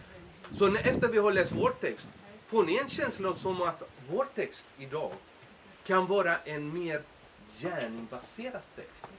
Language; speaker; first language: Swedish; non-native, fluent; Spanish